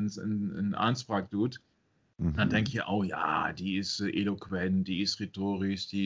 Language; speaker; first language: Dutch; non-native, fluent; German